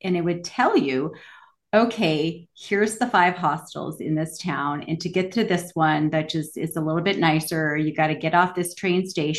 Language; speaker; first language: English; native; English